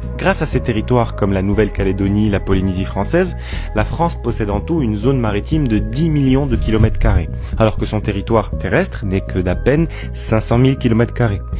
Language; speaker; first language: French; native; French